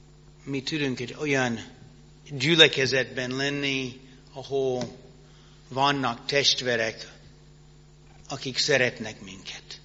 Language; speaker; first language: Hungarian; non-native, fluent; English